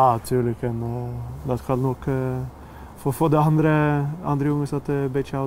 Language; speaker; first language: Dutch; non-native, fluent; Swedish